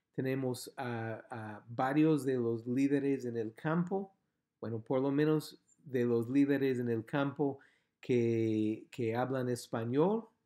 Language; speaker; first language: Spanish; non-native, fluent; English